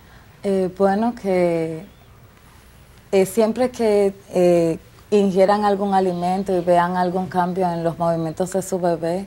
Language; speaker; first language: Spanish; native; Spanish